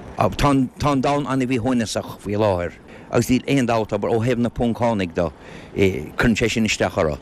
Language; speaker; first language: Irish; native; Irish